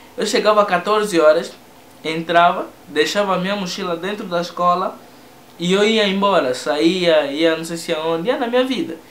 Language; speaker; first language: Portuguese; native; Portuguese